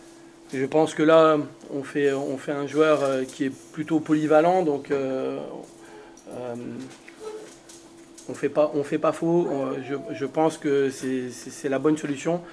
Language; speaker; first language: French; non-native, local second language; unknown